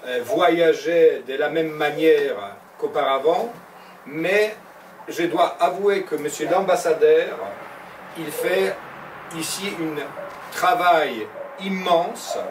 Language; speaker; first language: French; non-native, fluent; Polish